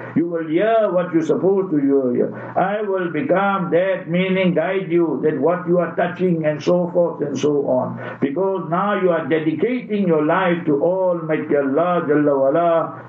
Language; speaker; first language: English; native; English